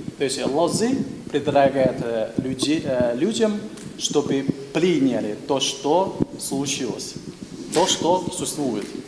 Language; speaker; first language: Russian; non-native, fluent; Chinese